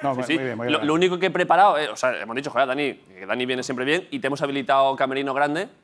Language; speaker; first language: Spanish; native; Spanish